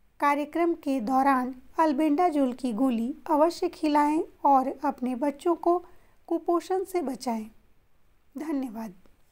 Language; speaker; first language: Hindi; native; Hindi